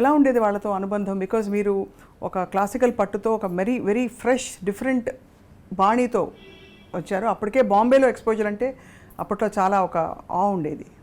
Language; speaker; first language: Telugu; native; Telugu